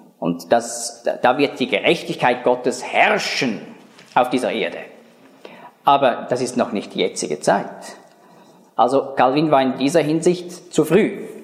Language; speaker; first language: German; native; German